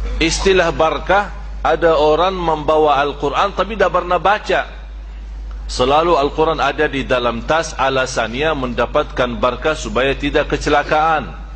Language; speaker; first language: Malay; non-native, fluent; Arabic